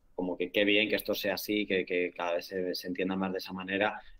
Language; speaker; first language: Spanish; native; Spanish